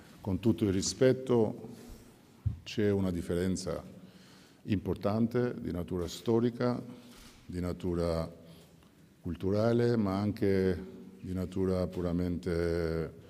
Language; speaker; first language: Italian; non-native, fluent; Albanian